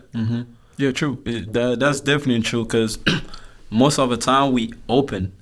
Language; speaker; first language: English; non-native, fluent; French